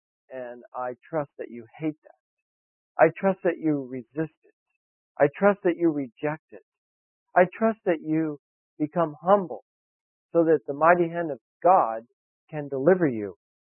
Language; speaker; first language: English; native; English